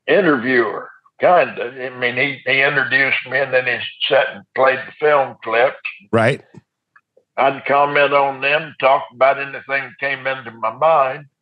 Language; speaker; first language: English; native; English